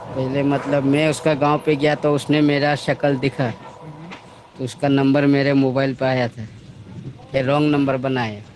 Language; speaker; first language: Hindi; non-native, local second language; Odia